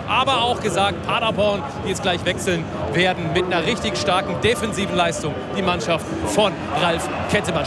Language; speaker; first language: German; native; German